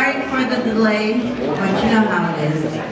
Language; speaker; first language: English; native; English